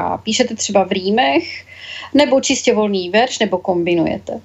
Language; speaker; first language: Czech; native; Czech